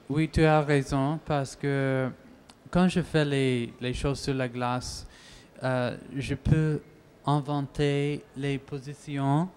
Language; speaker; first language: French; non-native, local second language; English